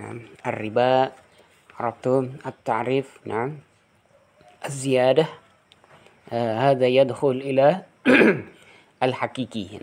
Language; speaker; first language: Arabic; non-native, fluent; Indonesian